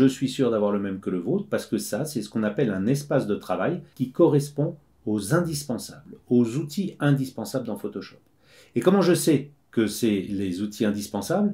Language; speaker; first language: French; native; French